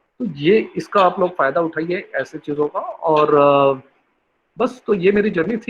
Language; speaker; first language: Hindi; non-native, local second language; Bangla